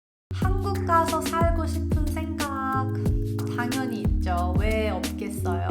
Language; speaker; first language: Korean; native; Korean